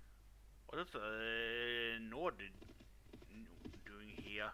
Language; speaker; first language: English; non-native, fluent; Swedish